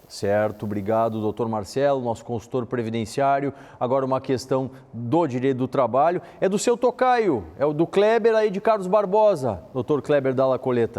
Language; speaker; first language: Portuguese; native; Portuguese